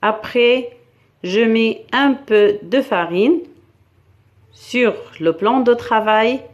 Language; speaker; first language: French; non-native, local second language; Arabic